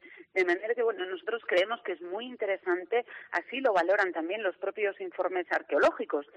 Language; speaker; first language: Spanish; native; Spanish